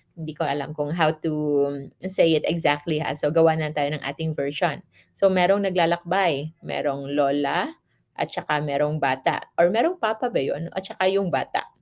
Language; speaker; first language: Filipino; non-native, local second language; Hiligaynon